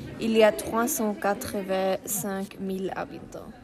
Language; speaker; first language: French; non-native, learner; German